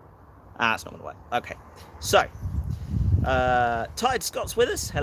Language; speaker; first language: English; native; English